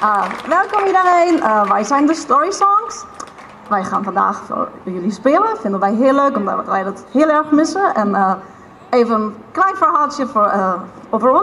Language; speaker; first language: Dutch; non-native, fluent; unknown